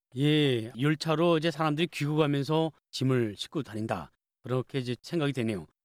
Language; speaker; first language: Korean; native; Korean